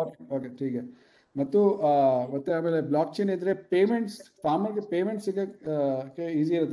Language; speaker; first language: Kannada; non-native, local second language; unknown